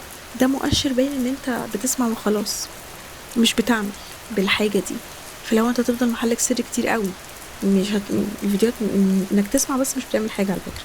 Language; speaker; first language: Arabic; native; Arabic